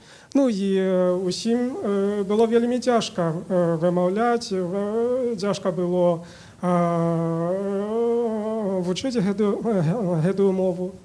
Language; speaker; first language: Ukrainian; non-native, fluent; Chinese